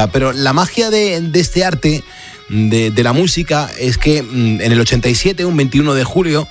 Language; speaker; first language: Spanish; native; Spanish